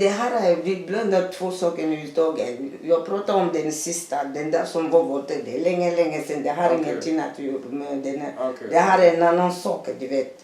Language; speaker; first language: Swedish; non-native, fluent; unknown